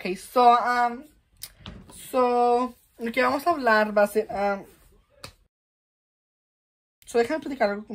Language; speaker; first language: Spanish; early bilingual, heritage; Spanish